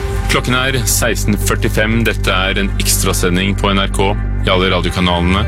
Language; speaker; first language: Norwegian; native; Norwegian